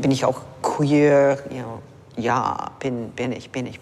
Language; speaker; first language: German; non-native, fluent; English